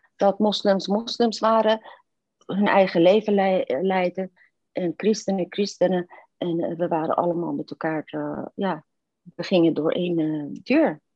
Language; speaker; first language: Dutch; non-native, fluent; Persian